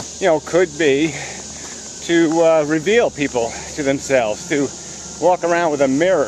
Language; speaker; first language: English; native; English